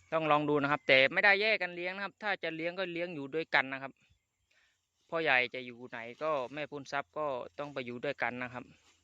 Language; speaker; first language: Thai; non-native, local second language; Khmer